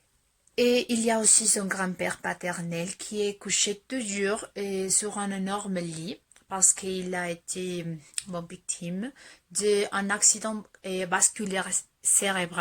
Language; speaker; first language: French; non-native, fluent; Spanish